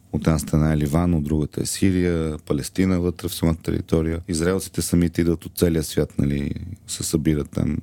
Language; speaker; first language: Bulgarian; native; Bulgarian